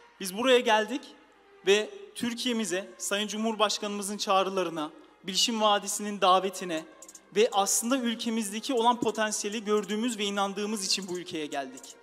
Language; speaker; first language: Turkish; early bilingual, heritage; Turkish